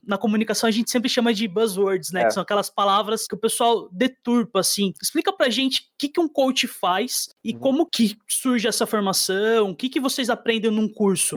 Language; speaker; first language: Portuguese; native; Portuguese